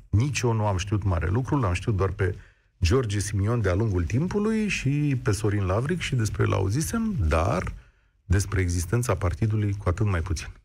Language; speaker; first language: Romanian; native; Romanian